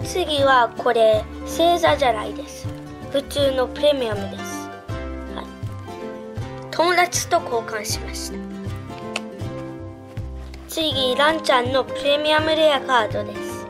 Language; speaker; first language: Japanese; early bilingual, heritage; Japanese